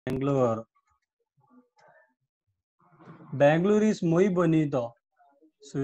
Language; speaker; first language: Spanish; non-native, learner; Hindi